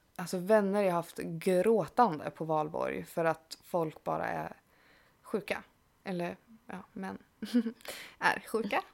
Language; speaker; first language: Swedish; native; Swedish